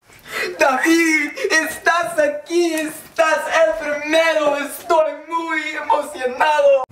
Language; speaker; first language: Spanish; non-native, learner; English